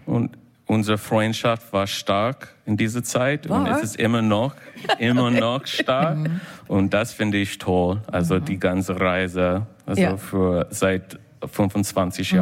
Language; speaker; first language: German; non-native, fluent; English